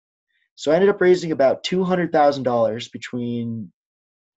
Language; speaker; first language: English; native; English